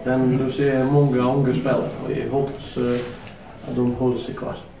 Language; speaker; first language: Swedish; non-native, fluent; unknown